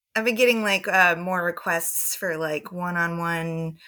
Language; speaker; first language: English; native; English